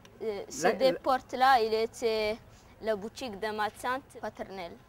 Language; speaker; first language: French; non-native, learner; Arabic